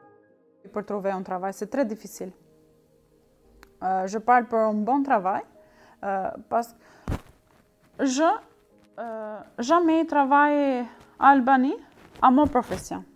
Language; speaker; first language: French; non-native, learner; Albanian